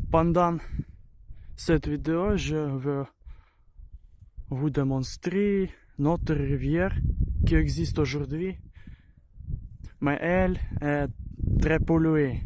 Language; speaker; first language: French; non-native, learner; Ukrainian